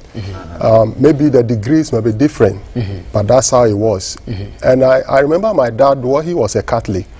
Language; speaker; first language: English; non-native, local second language; Ewe